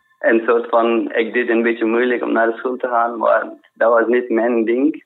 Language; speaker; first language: Dutch; non-native, fluent; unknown